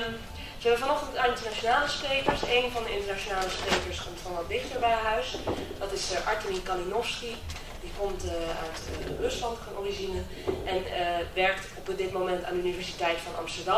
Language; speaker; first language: Dutch; native; Dutch